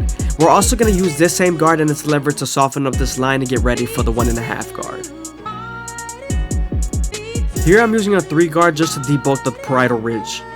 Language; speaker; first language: English; native; English